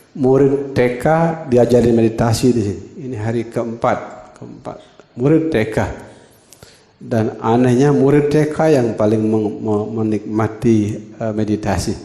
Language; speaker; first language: Indonesian; non-native, local second language; Balinese